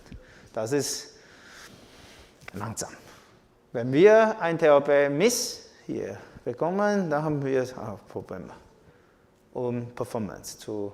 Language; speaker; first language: German; non-native, learner; Chinese